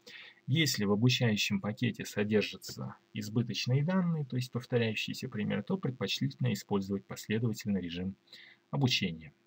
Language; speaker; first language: Russian; native; Russian